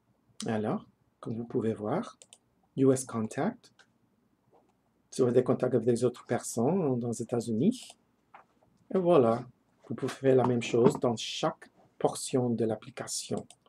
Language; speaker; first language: French; non-native, fluent; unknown